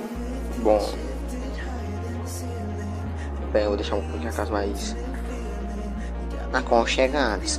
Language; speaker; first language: Portuguese; native; Portuguese